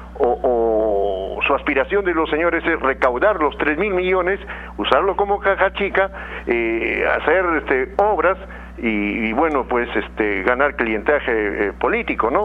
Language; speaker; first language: Spanish; native; Spanish